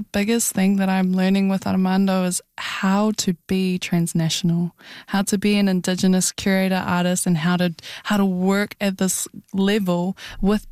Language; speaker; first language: English; native; English